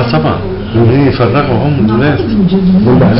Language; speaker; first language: Arabic; native; Arabic